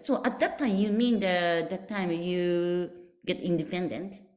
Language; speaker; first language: English; non-native, learner; Japanese